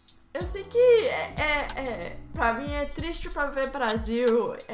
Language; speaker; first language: Portuguese; early bilingual, heritage; Portuguese